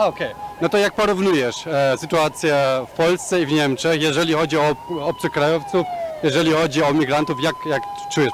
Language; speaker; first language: Polish; non-native, learner; German